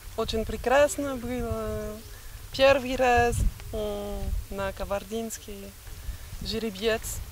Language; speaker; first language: Russian; non-native, learner; French